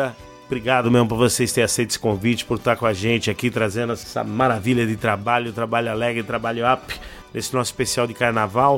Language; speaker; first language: Portuguese; native; Portuguese